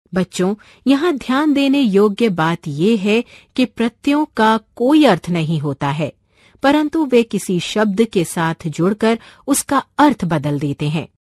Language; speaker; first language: Hindi; non-native, local second language; Marathi